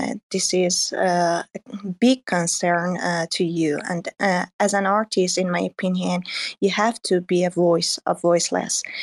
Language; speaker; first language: English; non-native, fluent; Persian